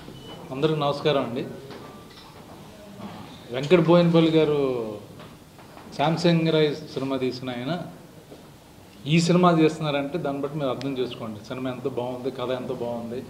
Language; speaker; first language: Telugu; native; Telugu